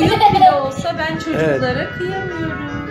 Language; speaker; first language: Turkish; native; Turkish